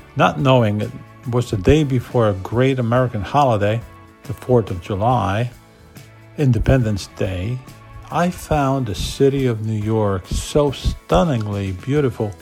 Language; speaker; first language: English; non-native, fluent; Polish